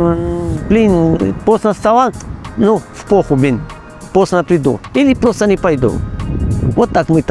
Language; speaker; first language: Russian; non-native, fluent; Spanish